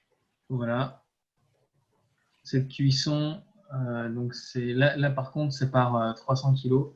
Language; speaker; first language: French; native; French